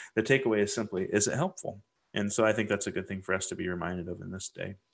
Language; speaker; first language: English; native; English